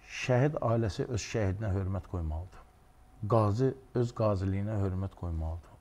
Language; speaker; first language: Azerbaijani; native; Azerbaijani